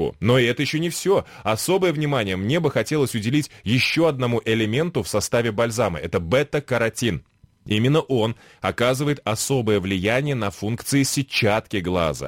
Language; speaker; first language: Russian; native; Russian